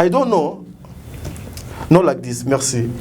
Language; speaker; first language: English; non-native, learner; Lingala